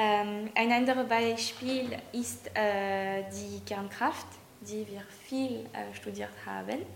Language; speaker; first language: German; non-native, learner; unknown